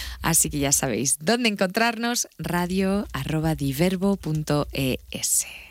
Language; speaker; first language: Spanish; native; Spanish